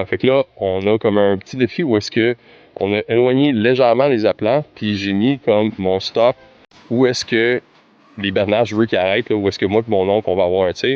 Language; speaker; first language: French; native; French